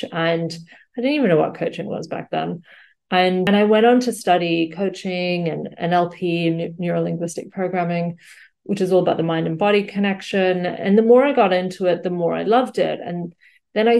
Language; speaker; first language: English; native; English